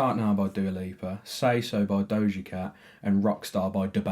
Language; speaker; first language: English; native; English